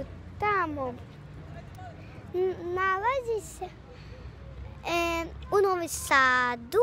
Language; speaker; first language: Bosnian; early bilingual, other home language; Russian